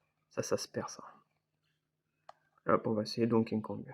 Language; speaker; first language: French; native; French